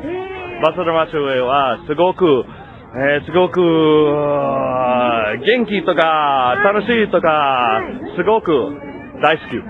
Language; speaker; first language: Japanese; non-native, learner; English